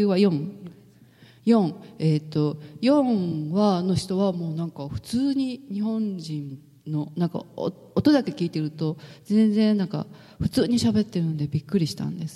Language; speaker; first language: Japanese; native; Japanese